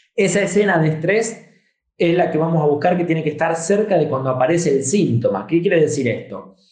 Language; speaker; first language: Spanish; native; Spanish